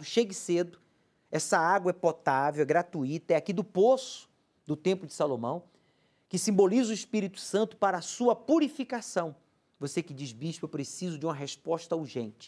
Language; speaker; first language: Portuguese; native; Portuguese